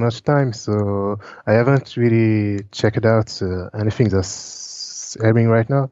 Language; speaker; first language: English; non-native, fluent; French